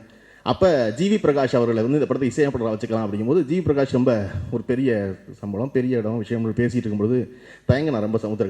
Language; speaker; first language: Tamil; native; Tamil